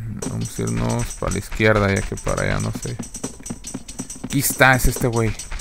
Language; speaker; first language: Spanish; native; Spanish